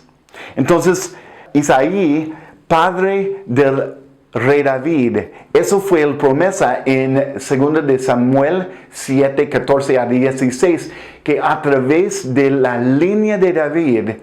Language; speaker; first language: Spanish; non-native, fluent; English